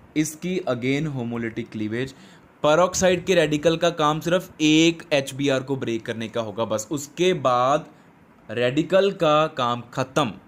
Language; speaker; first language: Hindi; non-native, local second language; Punjabi